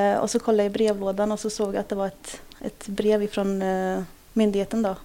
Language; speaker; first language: Swedish; early bilingual, other home language; Kurdish